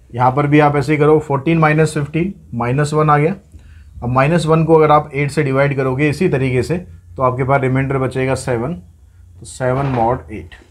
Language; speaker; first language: Hindi; native; Hindi